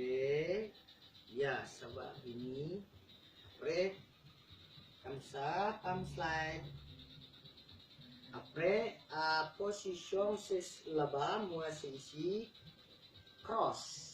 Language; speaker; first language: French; non-native, learner; Indonesian